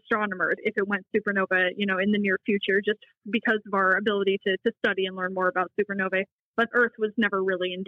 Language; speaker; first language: English; native; English